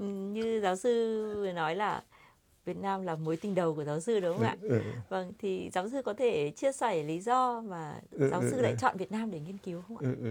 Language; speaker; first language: Vietnamese; native; Vietnamese